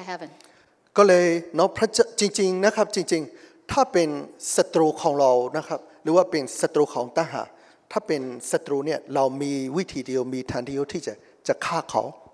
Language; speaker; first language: Thai; non-native, fluent; Burmese